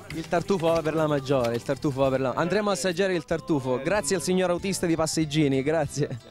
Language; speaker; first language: Italian; native; Italian